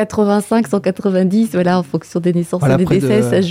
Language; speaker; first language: French; native; French